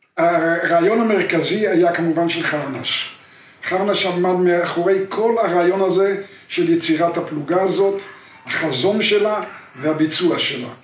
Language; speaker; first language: Hebrew; native; Hebrew